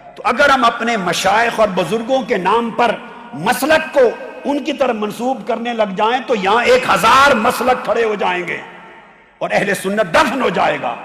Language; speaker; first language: Urdu; native; Urdu